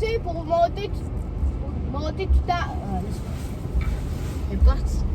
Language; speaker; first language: French; native; French